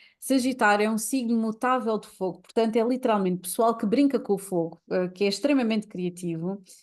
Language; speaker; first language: Portuguese; native; Portuguese